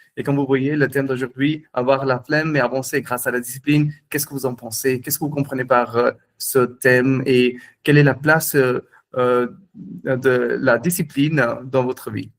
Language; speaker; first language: French; non-native, fluent; Hindi